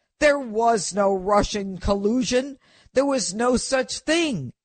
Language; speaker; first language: English; native; English